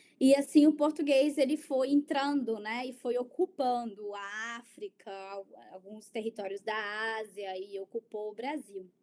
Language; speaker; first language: Portuguese; native; Portuguese